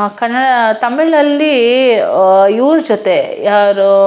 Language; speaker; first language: Kannada; non-native, local second language; Hindi